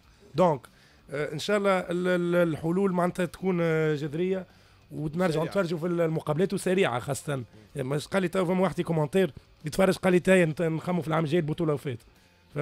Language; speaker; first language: Arabic; native; Arabic